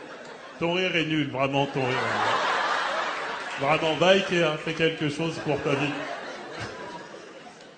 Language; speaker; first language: French; early bilingual, other home language; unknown